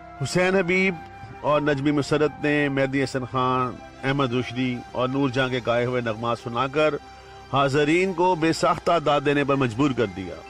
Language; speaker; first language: Urdu; native; Urdu